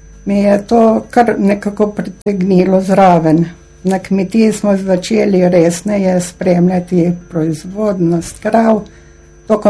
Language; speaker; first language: Slovenian; native; Slovenian